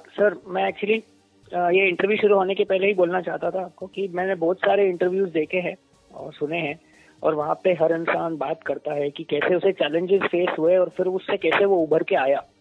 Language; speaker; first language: Hindi; non-native, local second language; Malayalam